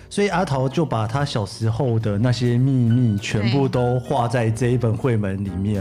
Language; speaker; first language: Chinese; native; Chinese